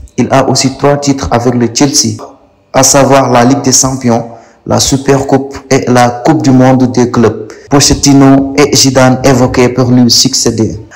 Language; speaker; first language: French; non-native, local second language; Wolof